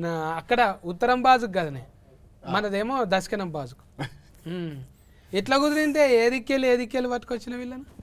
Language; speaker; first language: Telugu; native; Telugu